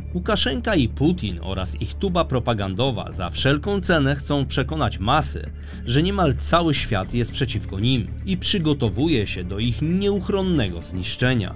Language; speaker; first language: Polish; native; Polish